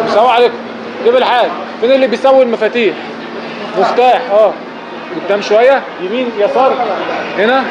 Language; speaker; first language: Arabic; native; Arabic